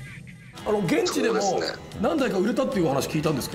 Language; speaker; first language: Japanese; native; Japanese